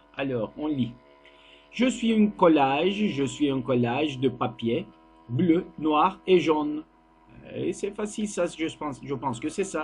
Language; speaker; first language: French; non-native, learner; Turkish